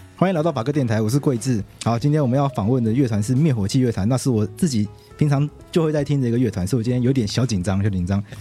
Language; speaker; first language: Chinese; native; Chinese